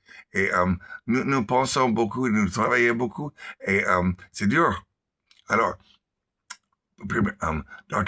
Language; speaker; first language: French; non-native, learner; English